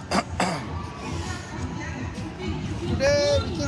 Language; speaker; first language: English; non-native, learner; Malayalam